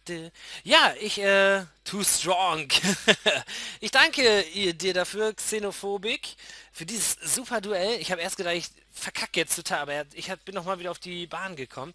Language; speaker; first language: German; native; German